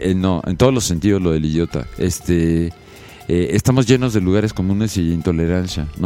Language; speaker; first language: Spanish; native; Spanish